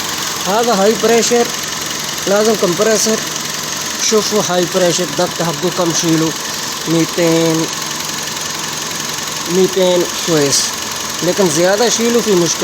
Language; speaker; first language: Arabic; non-native, learner; Punjabi